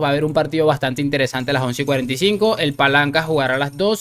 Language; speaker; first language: Spanish; native; Spanish